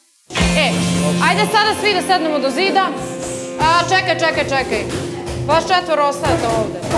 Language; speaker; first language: Serbian; native; Serbian